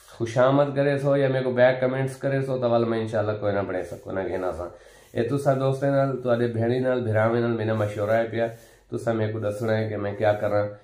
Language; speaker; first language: Punjabi; non-native, local second language; Saraiki